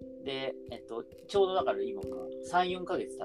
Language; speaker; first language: Japanese; native; Japanese